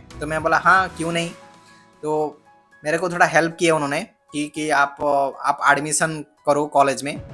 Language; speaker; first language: Hindi; non-native, local second language; Odia